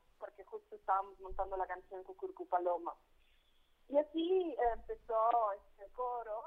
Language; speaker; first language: Spanish; non-native, fluent; Italian